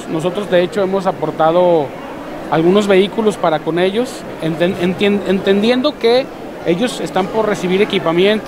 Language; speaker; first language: Spanish; native; Spanish